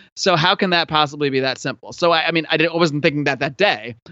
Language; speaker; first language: English; native; English